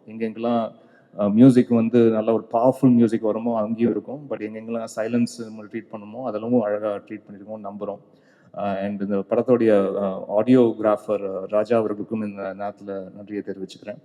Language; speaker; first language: Tamil; native; Tamil